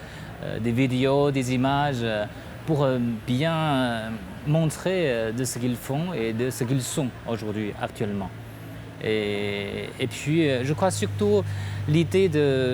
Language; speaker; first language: French; non-native, fluent; Chinese